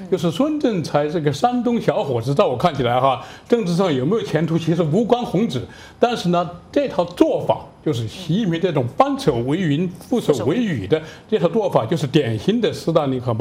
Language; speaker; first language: Chinese; native; Chinese